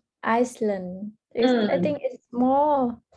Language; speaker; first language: English; early bilingual, heritage; Vietnamese